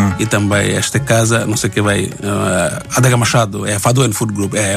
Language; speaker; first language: Portuguese; non-native, learner; Bangla